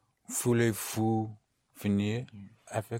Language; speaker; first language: French; non-native, learner; English